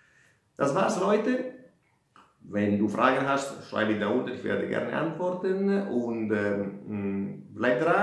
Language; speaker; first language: German; non-native, fluent; Italian